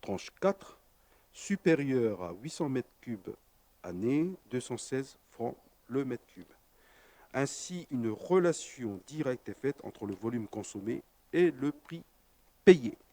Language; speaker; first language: French; native; French